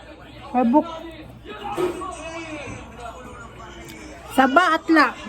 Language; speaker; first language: Arabic; non-native, learner; Filipino